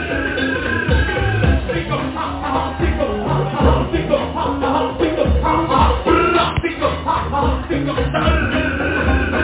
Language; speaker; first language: English; native; English